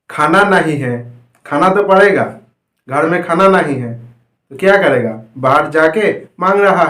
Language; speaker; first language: Hindi; non-native, local second language; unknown